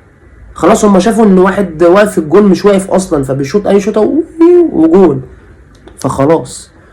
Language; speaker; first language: Arabic; native; Arabic